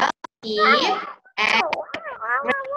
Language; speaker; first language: English; non-native, learner; Indonesian